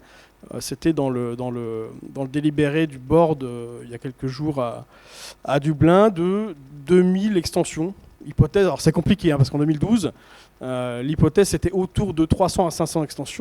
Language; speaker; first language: French; native; French